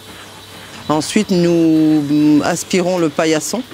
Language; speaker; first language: French; native; French